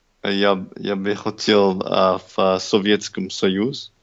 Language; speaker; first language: Russian; non-native, learner; English